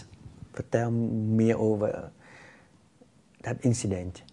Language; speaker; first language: Dutch; non-native, fluent; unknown